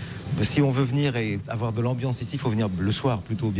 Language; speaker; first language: French; native; French